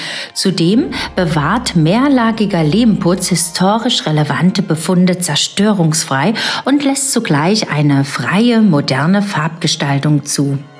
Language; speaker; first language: German; native; German